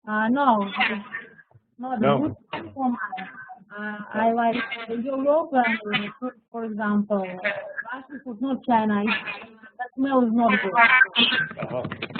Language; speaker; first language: English; non-native, learner; Russian